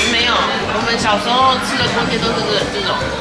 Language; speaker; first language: Chinese; native; Chinese